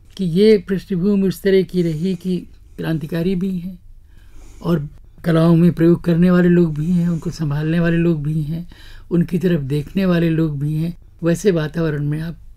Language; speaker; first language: Hindi; native; Hindi